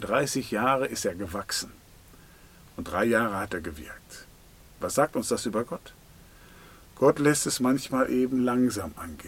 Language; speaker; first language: German; native; German